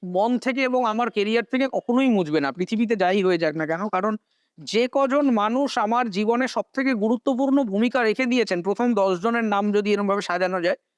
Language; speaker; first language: Bangla; native; Bangla